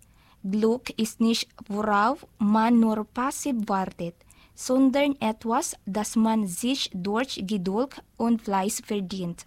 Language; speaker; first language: German; non-native, learner; Filipino